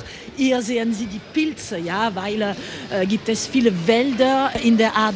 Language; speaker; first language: German; non-native, learner; French